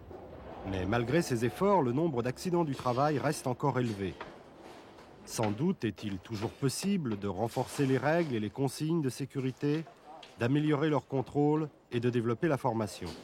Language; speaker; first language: French; native; French